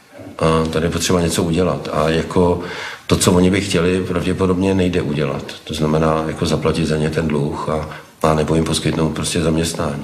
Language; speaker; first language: Czech; native; Czech